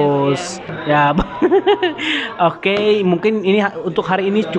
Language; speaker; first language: Indonesian; non-native, learner; Arabic